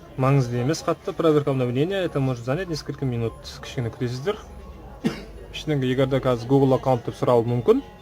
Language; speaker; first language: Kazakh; native; Kazakh